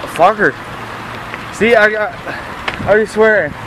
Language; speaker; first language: English; native; English